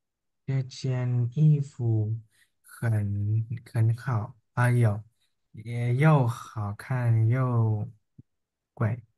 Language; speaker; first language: Chinese; non-native, learner; Vietnamese